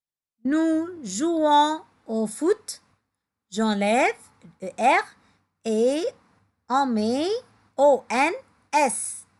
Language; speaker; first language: French; non-native, fluent; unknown